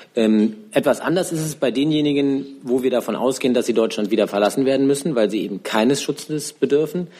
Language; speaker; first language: German; native; German